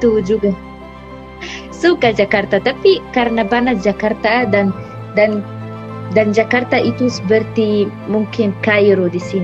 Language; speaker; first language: Indonesian; non-native, fluent; Arabic